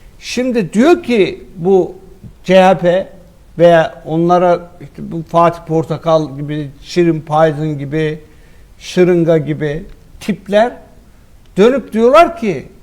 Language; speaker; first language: Turkish; native; Turkish